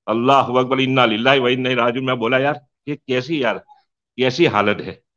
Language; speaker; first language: Hindi; non-native, local second language; Gujarati